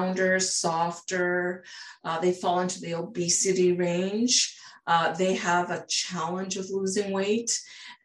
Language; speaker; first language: English; native; English